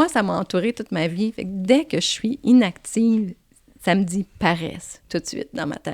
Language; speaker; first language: French; native; French